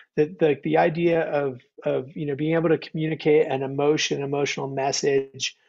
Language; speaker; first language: English; native; English